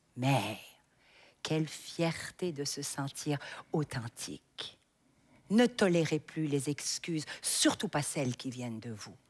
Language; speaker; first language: French; native; French